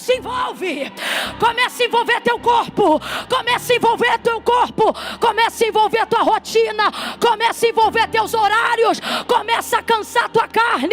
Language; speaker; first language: Portuguese; native; Portuguese